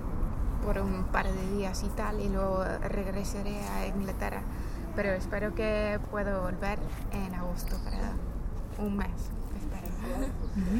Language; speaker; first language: Spanish; non-native, fluent; English